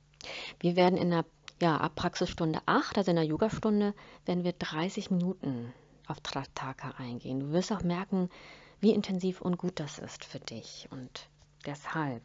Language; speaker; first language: German; native; German